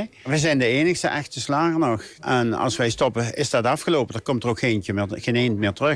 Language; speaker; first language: Dutch; native; Dutch